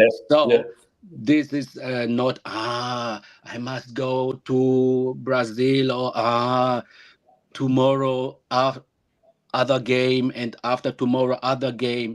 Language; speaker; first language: English; non-native, learner; German